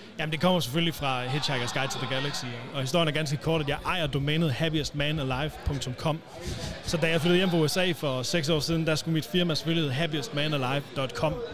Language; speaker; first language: Danish; native; Danish